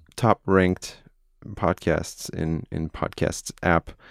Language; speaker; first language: English; non-native, fluent; French